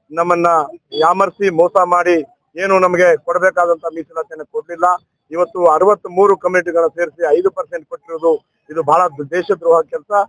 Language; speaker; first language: Kannada; non-native, local second language; Lambadi